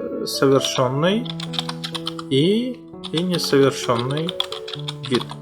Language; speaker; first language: Russian; non-native, fluent; Uzbek